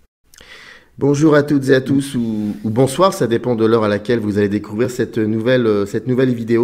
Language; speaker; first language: French; native; French